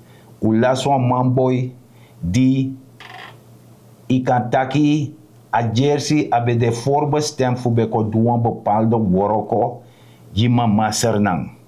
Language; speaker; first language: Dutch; non-native, local second language; Sranan Tongo